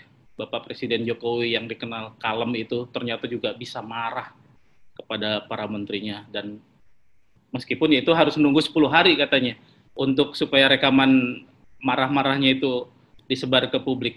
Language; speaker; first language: Indonesian; native; Indonesian